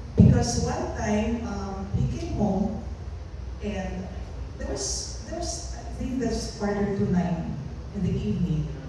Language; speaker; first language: English; non-native, local second language; Filipino